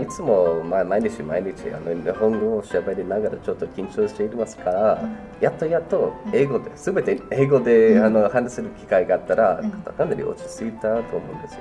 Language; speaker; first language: Japanese; non-native, fluent; English